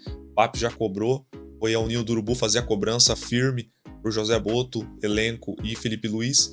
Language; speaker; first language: Portuguese; native; Portuguese